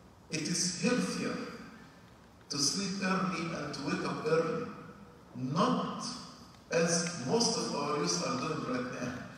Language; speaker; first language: English; non-native, fluent; Arabic